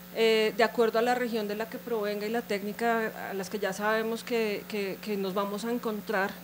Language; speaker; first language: Spanish; native; Spanish